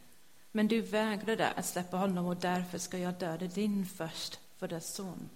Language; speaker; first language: Swedish; non-native, fluent; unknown